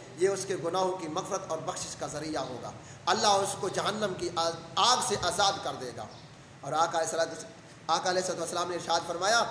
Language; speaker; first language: Urdu; non-native, local second language; Saraiki